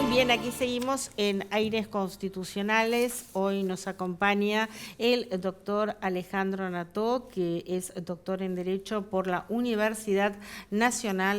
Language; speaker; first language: Spanish; native; Spanish